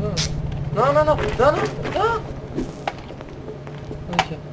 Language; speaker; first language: French; native; French